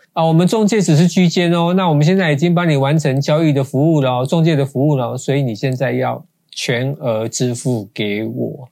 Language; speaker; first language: Chinese; native; Chinese